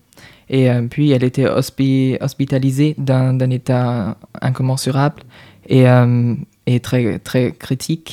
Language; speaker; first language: French; non-native, fluent; German